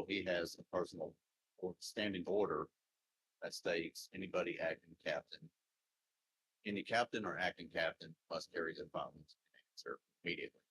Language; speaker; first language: English; native; English